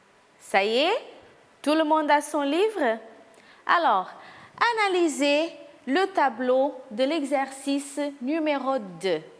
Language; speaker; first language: French; non-native, fluent; Portuguese